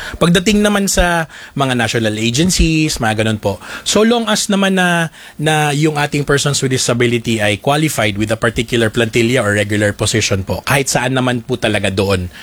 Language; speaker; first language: Filipino; native; Filipino